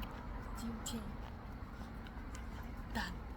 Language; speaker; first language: Chinese; non-native, learner; Mongolian